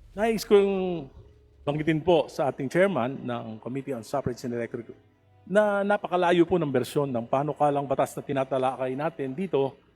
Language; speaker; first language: Filipino; native; Filipino